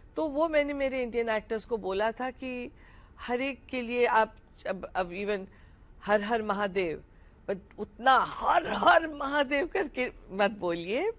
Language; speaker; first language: Hindi; non-native, local second language; Marathi